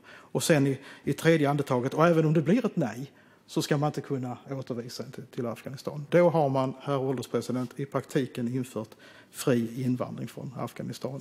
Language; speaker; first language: Swedish; native; Swedish